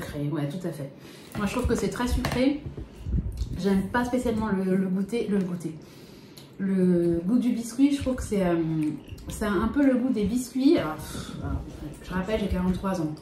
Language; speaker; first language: French; native; French